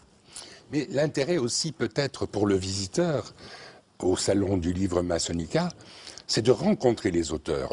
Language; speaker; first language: French; native; French